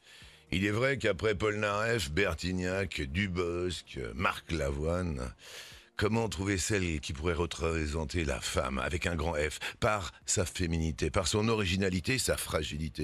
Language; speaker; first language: French; native; French